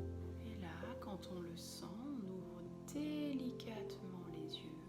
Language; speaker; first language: French; native; French